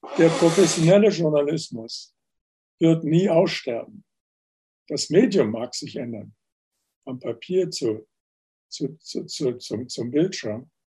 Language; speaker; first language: German; native; German